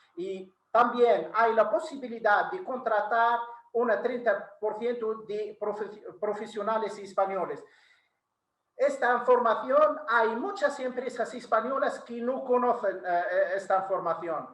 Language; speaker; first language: Spanish; non-native, fluent; Arabic